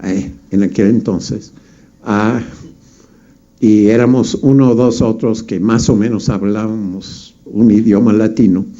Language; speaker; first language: Spanish; non-native, fluent; English